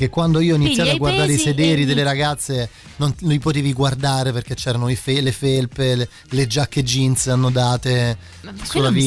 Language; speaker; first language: Italian; native; Italian